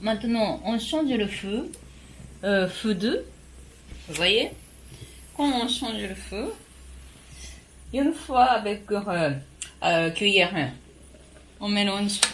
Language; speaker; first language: French; non-native, learner; Japanese